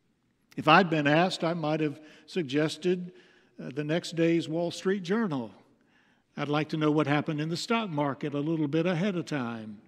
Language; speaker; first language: English; native; English